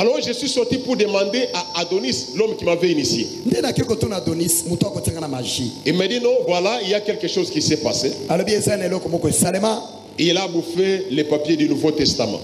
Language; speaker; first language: French; non-native, local second language; Lingala